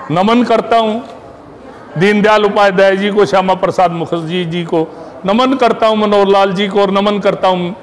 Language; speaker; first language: Hindi; native; Hindi